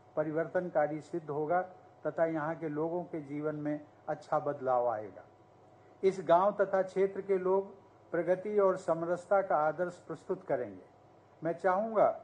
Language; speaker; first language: Hindi; native; Hindi